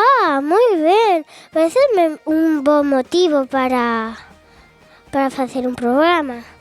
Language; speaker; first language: Galician; non-native, local second language; Spanish